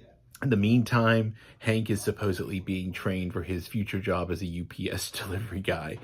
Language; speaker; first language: English; native; English